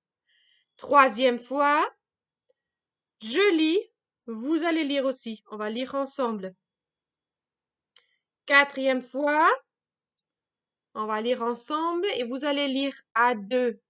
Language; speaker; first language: French; non-native, fluent; German